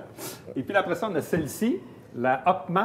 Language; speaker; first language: French; native; French